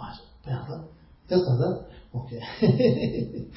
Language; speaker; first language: Russian; non-native, learner; Tibetan